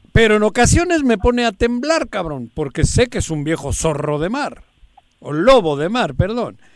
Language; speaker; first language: Spanish; native; Spanish